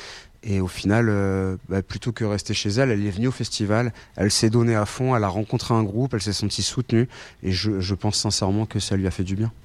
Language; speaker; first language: French; native; French